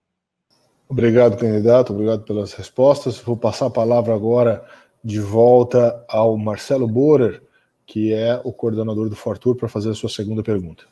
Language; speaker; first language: Portuguese; native; Portuguese